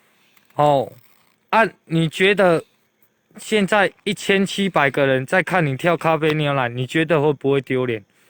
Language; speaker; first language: Chinese; native; Chinese